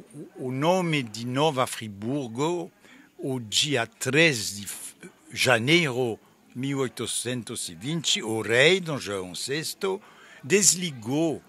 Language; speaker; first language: Portuguese; non-native, fluent; French